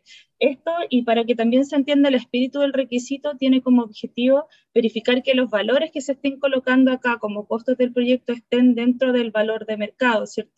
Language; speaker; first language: Spanish; native; Spanish